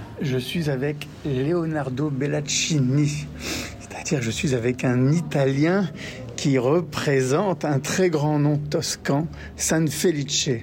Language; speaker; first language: French; native; French